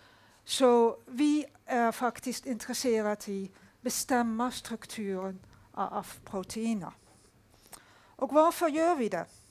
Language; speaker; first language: Swedish; non-native, fluent; Dutch